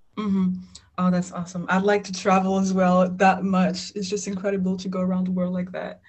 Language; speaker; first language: English; non-native, fluent; French